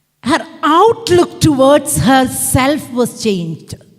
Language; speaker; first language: English; non-native, local second language; Malayalam